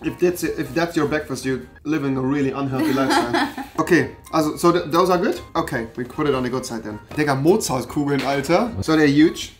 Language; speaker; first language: English; non-native, fluent; German